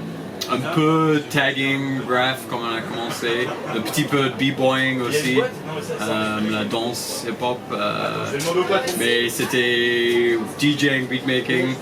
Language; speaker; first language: French; non-native, fluent; English